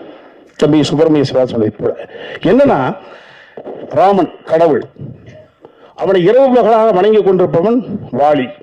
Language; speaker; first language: Tamil; native; Tamil